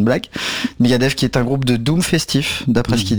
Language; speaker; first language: French; native; French